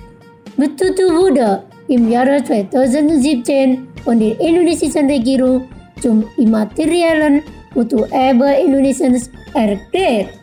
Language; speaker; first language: German; non-native, fluent; Indonesian